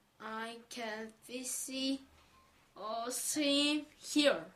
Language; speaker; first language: English; non-native, learner; Korean